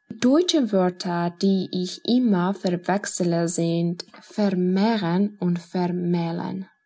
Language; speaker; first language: German; non-native, learner; Georgian